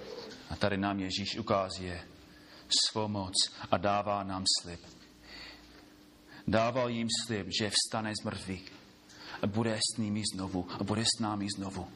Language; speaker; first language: Czech; non-native, fluent; English